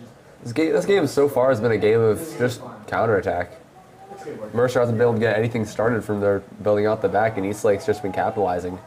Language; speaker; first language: English; native; English